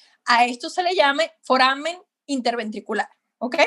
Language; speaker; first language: Spanish; native; Spanish